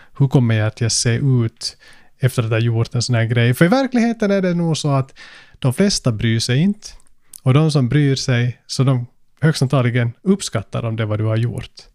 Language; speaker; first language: Swedish; native; Swedish